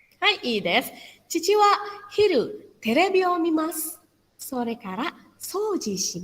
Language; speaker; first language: Japanese; non-native, fluent; Indonesian